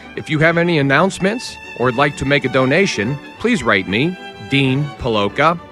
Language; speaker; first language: English; native; English